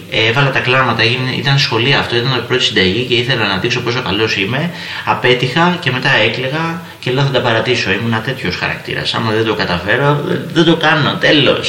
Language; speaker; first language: Greek; native; Greek